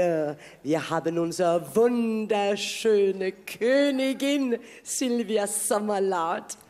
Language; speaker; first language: German; non-native, fluent; Swedish